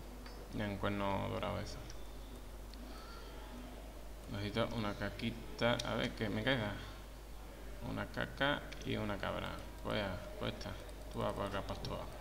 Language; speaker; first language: Spanish; native; Spanish